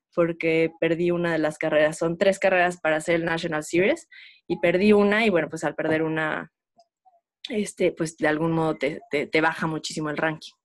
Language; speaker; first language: Spanish; native; Spanish